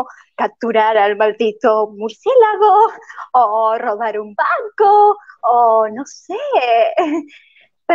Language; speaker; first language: Spanish; native; Spanish